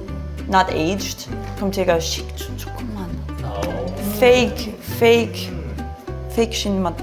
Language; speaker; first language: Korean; non-native, learner; German